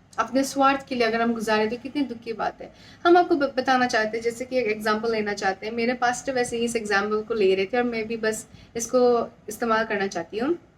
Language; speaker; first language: Hindi; non-native, local second language; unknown